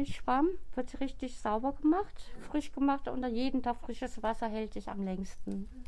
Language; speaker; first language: German; non-native, learner; Korean